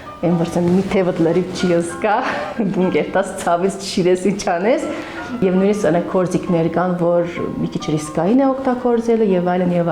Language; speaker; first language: Armenian; early bilingual, heritage; Armenian